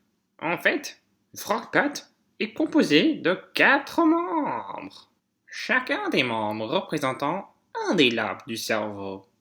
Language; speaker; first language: French; non-native, fluent; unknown